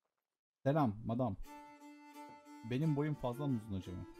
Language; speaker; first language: Turkish; native; Turkish